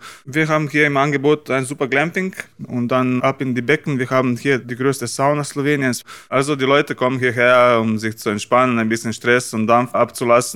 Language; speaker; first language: German; non-native, fluent; Slovenian